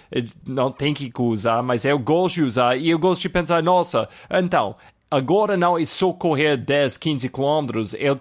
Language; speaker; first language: Portuguese; non-native, fluent; English